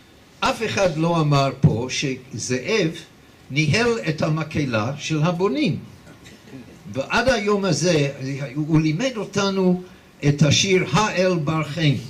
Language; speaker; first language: Hebrew; non-native, fluent; English